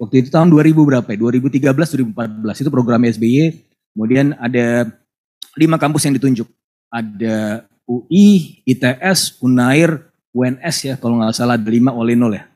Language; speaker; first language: Indonesian; native; Indonesian